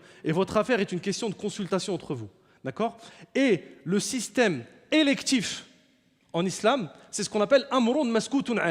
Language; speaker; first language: French; native; French